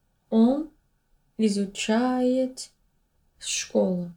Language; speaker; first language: Russian; non-native, learner; English